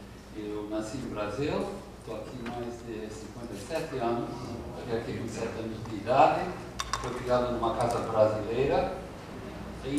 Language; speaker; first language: Portuguese; early bilingual, heritage; Portuguese